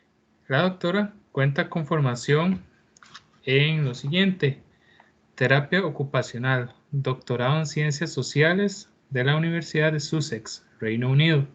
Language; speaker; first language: Spanish; native; Spanish